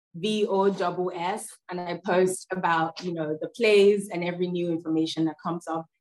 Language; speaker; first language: English; non-native, local second language; Yoruba